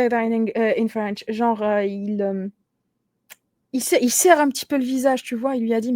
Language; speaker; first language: French; native; French